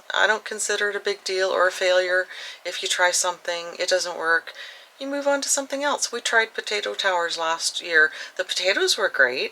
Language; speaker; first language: English; native; English